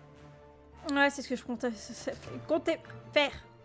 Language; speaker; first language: French; native; French